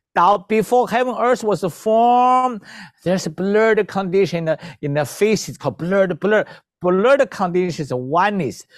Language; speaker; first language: English; non-native, learner; Chinese